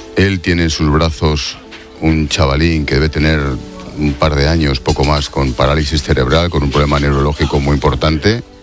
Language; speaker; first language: Spanish; native; Spanish